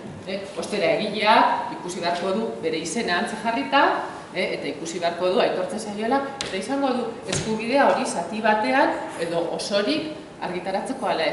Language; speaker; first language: Basque; native; Basque